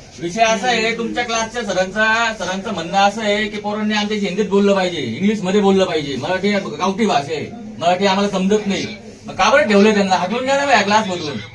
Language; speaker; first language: Marathi; native; Marathi